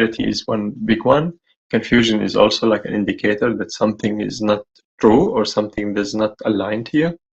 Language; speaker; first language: English; non-native, fluent; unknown